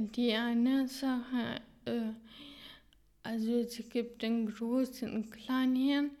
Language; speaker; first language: German; non-native, fluent; Hungarian